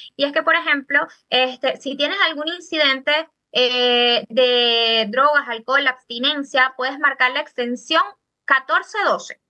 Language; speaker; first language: Spanish; native; Spanish